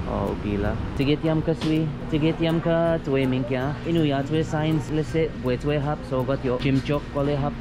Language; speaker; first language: English; native; English